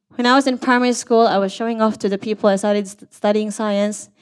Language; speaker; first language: English; non-native, local second language; Cebuano